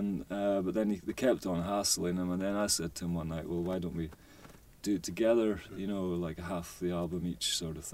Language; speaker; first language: English; native; English